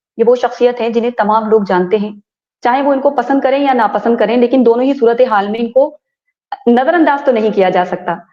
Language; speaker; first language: Hindi; native; Hindi